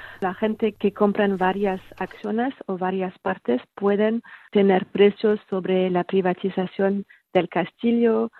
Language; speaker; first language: Spanish; non-native, fluent; French